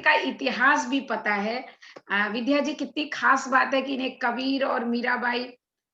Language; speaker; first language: Hindi; native; Hindi